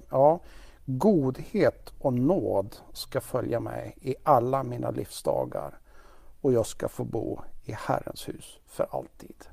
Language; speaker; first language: Swedish; native; Swedish